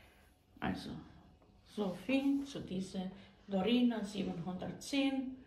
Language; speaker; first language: German; non-native, fluent; Croatian